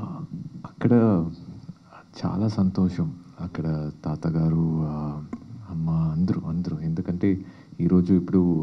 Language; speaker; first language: Telugu; non-native, local second language; Tamil